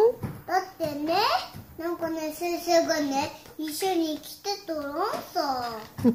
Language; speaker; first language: Japanese; early bilingual, other home language; English